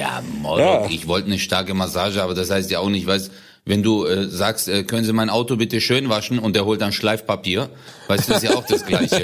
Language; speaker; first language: German; early bilingual, other home language; Turkish